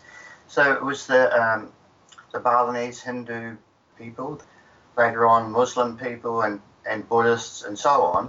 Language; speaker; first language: English; native; English